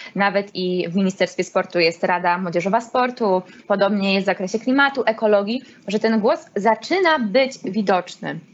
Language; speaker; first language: Polish; native; Polish